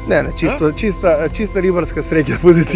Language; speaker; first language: Macedonian; native; Macedonian